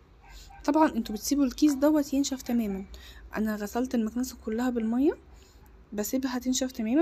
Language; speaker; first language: Arabic; native; Arabic